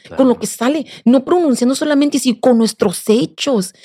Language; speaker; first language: Spanish; native; Spanish